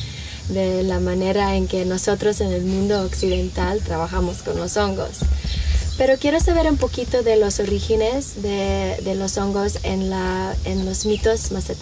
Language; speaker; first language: Spanish; early bilingual, heritage; Spanish